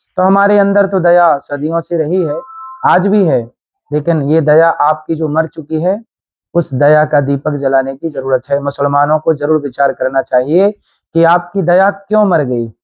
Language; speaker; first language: Hindi; native; Hindi